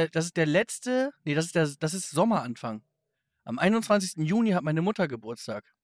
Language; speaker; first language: German; native; German